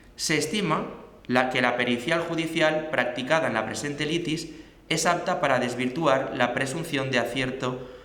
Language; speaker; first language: Spanish; non-native, local second language; Catalan